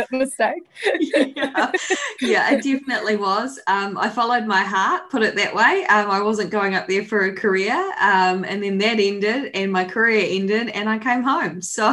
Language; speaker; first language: English; native; English